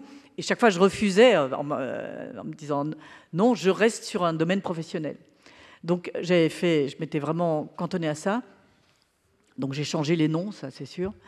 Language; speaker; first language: French; native; French